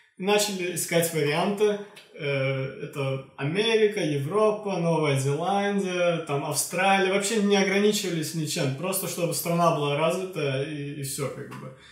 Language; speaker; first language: Russian; non-native, local second language; Azerbaijani